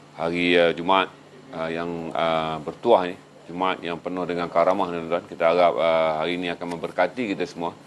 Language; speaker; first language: Malay; native; Malay